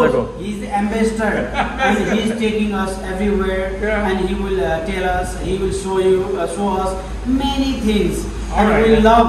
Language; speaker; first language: English; non-native, learner; Nepali